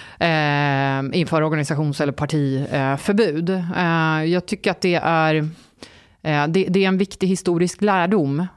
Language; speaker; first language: Swedish; early bilingual, other home language; Turkish